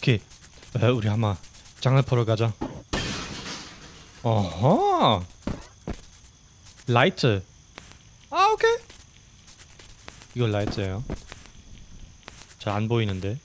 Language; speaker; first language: Korean; non-native, fluent; German